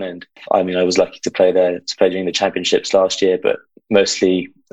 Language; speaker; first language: English; native; English